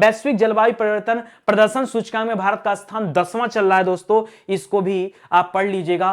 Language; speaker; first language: Hindi; native; Hindi